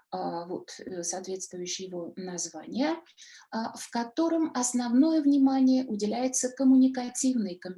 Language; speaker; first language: Russian; native; Russian